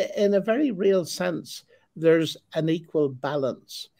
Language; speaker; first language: English; native; English